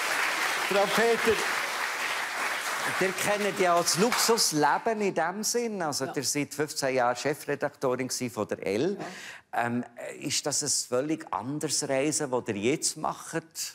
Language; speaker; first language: German; native; German